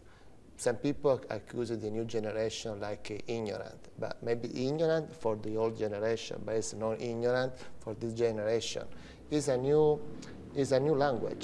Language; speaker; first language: English; non-native, learner; Italian